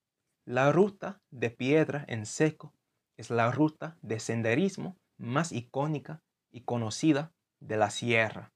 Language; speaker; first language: Spanish; non-native, fluent; English